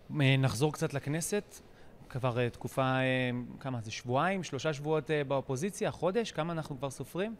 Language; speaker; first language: Hebrew; native; Hebrew